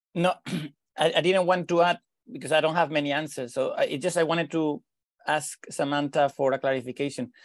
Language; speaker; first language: English; non-native, fluent; Spanish